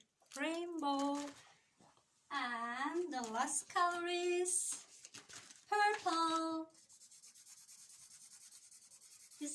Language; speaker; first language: English; non-native, learner; Turkish